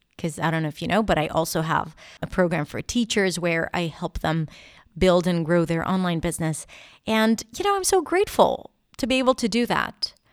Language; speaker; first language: English; non-native, fluent; Hebrew